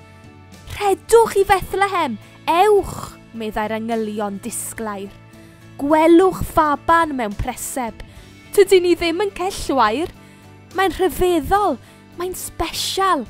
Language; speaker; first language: Welsh; native; Welsh